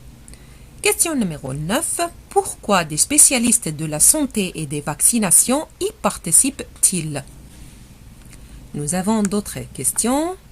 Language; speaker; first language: French; non-native, fluent; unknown